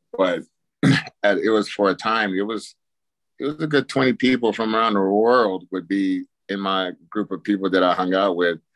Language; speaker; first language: English; native; English